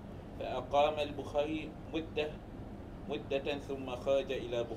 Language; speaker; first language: Arabic; non-native, learner; Malay